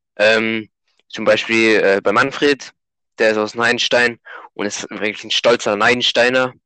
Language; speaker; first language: German; native; German